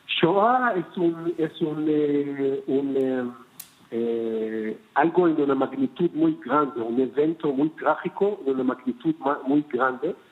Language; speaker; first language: Spanish; non-native, fluent; Hebrew